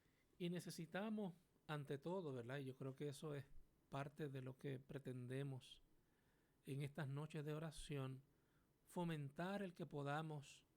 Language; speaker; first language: Spanish; native; Spanish